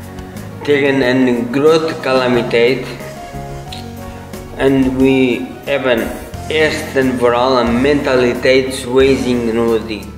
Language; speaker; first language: Dutch; non-native, learner; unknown